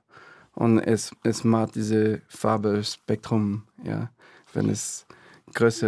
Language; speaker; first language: German; non-native, fluent; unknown